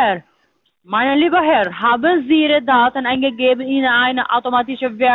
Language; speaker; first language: German; non-native, learner; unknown